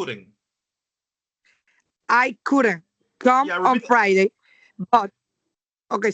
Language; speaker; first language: English; non-native, learner; Spanish